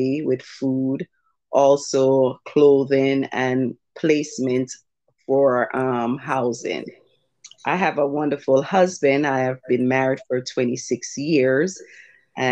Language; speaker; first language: English; early bilingual, other home language; Jamaican Creole English